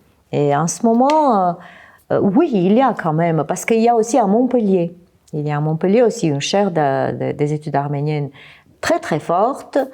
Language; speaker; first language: French; non-native, fluent; Armenian